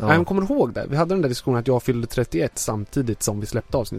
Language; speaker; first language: Swedish; native; Swedish